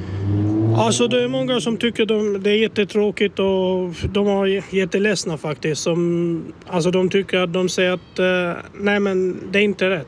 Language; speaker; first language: Swedish; non-native, fluent; Albanian